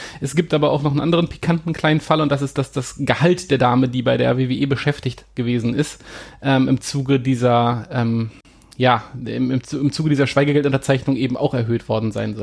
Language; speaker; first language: German; native; German